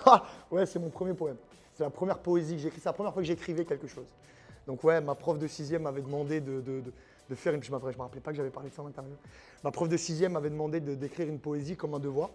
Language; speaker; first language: French; native; French